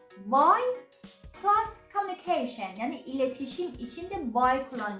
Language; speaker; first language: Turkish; non-native, learner; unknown